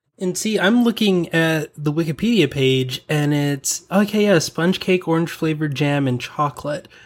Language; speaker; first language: English; native; English